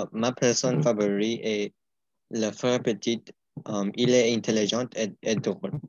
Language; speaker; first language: French; non-native, learner; English